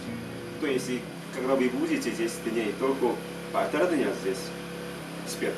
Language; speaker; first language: Russian; non-native, fluent; Korean